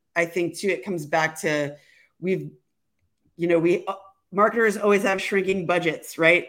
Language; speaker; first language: English; native; English